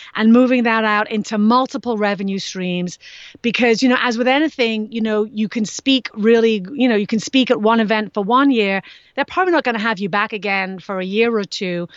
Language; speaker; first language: English; native; English